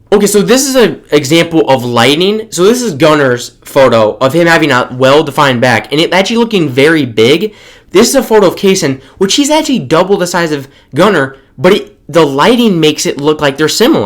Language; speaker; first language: English; native; English